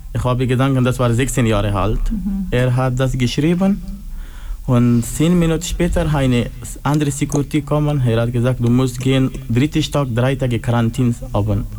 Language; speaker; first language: German; non-native, learner; Pashto